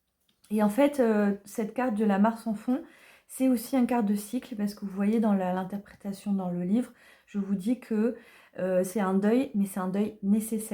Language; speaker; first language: French; native; French